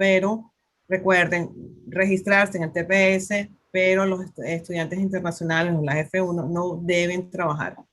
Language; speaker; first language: Spanish; native; Spanish